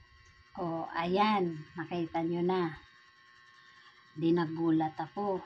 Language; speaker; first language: Filipino; non-native, local second language; Cebuano